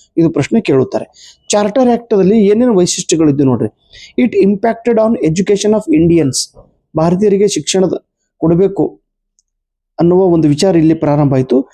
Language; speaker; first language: Kannada; native; Kannada